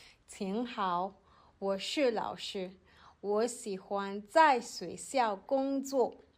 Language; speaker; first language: Chinese; non-native, learner; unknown